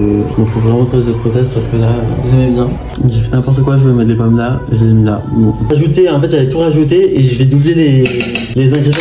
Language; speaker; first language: French; native; French